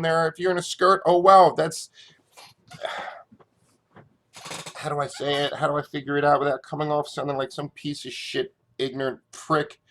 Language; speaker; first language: English; native; English